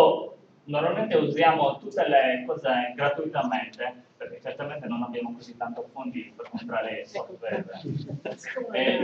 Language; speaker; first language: Italian; non-native, learner; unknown